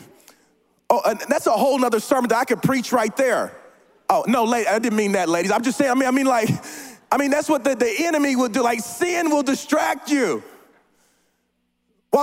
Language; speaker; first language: English; native; English